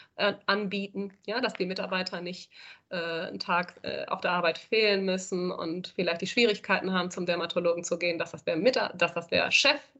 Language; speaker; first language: German; early bilingual, other home language; Spanish